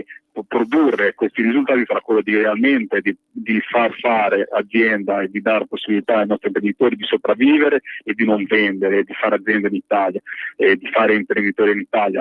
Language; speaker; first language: Italian; native; Italian